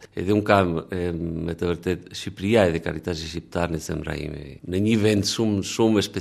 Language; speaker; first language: Albanian; non-native, learner; Spanish